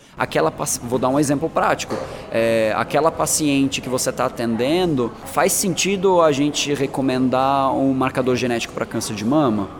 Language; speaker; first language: Portuguese; early bilingual, other home language; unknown